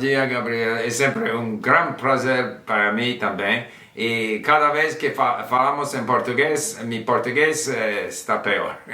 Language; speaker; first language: Portuguese; non-native, learner; English